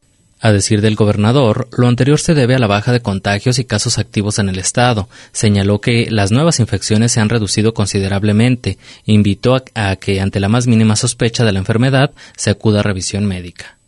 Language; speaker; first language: Spanish; native; Spanish